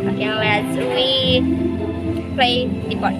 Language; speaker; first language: English; non-native, learner; Indonesian